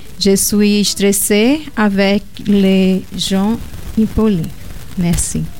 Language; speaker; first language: French; non-native, learner; Portuguese